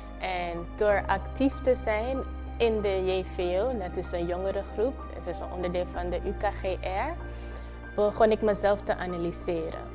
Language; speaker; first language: Dutch; non-native, local second language; Papiamento